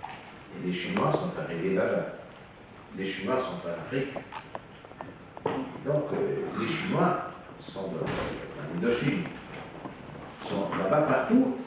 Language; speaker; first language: French; non-native, fluent; Italian